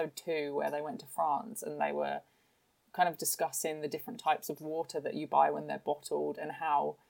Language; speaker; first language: English; native; English